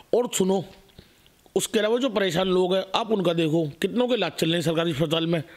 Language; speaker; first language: Hindi; native; Hindi